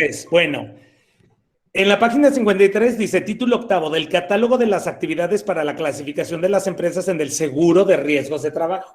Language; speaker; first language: Spanish; native; Spanish